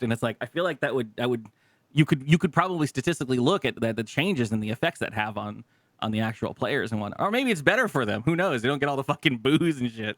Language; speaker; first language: English; native; English